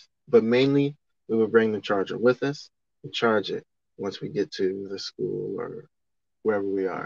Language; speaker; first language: English; native; English